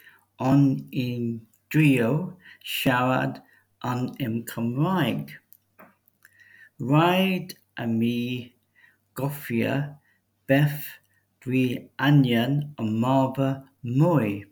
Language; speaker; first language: Welsh; non-native, learner; English